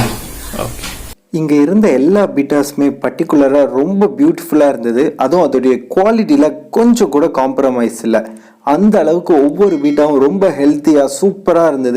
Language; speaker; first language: Tamil; native; Tamil